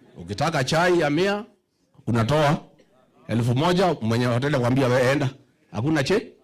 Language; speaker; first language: Swahili; non-native, local second language; Kikuyu